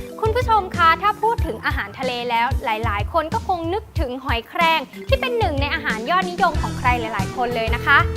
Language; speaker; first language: Thai; native; Thai